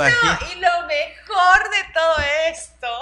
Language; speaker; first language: Spanish; native; Spanish